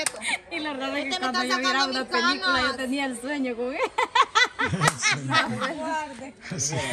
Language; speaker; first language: Spanish; native; Spanish